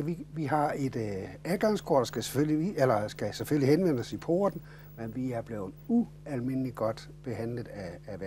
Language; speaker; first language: Danish; native; Danish